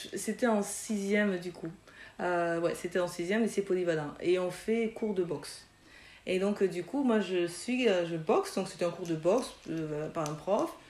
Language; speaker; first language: French; native; French